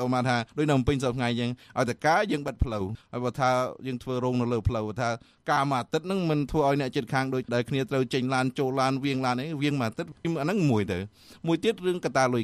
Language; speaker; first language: Khmer; native; Khmer